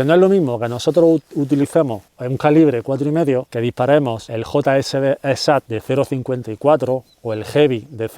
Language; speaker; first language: Spanish; native; Spanish